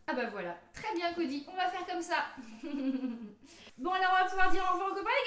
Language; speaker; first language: French; native; French